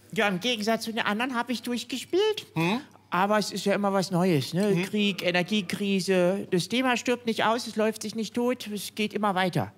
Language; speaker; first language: German; native; German